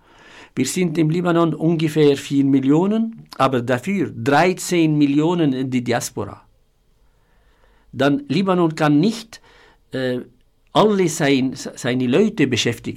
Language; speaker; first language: German; non-native, fluent; Arabic